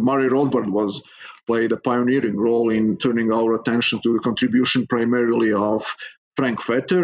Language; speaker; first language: English; non-native, fluent; Serbian